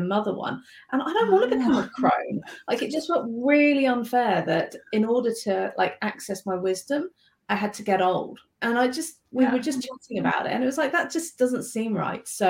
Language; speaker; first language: English; native; English